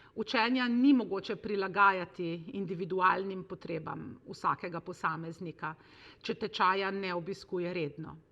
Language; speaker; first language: Slovenian; native; Slovenian